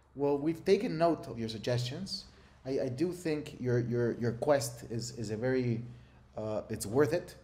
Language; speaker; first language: English; non-native, fluent; Spanish